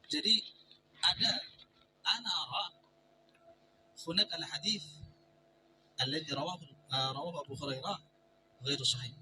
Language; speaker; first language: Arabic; non-native, fluent; Indonesian